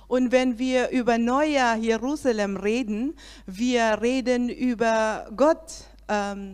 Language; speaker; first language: German; non-native, learner; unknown